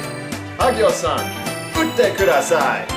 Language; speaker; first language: Japanese; non-native, learner; English